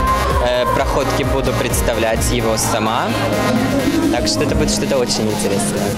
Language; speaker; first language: Russian; native; Russian